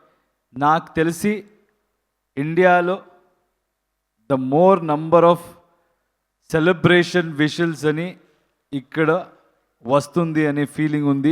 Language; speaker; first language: Telugu; non-native, learner; Kannada